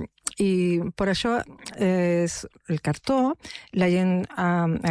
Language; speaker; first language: Catalan; non-native, fluent; Spanish